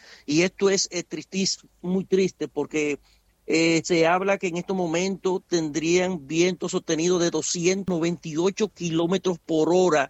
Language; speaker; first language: Spanish; native; Spanish